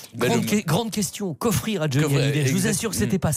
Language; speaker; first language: French; native; French